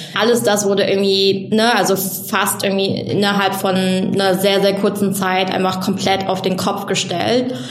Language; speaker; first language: German; early bilingual, other home language; Vietnamese